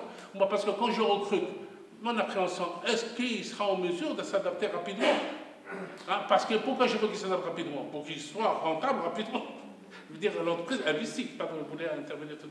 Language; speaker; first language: French; non-native, local second language; Arabic